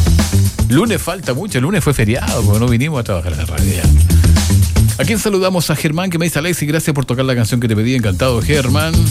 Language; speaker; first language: Spanish; native; Spanish